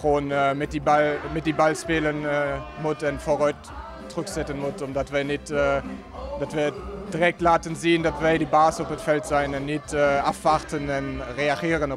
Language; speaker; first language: Dutch; non-native, fluent; German